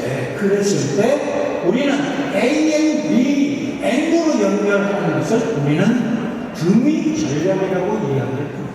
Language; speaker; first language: Korean; native; Korean